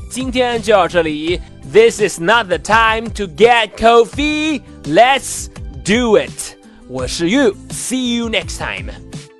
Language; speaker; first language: English; non-native, fluent; Chinese